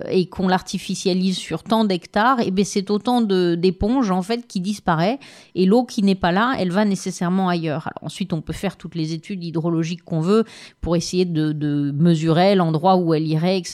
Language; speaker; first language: French; native; French